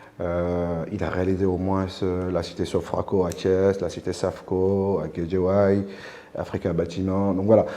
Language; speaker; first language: French; non-native, local second language; Wolof